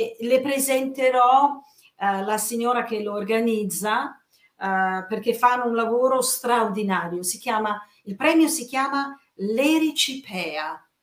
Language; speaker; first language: Italian; non-native, fluent; English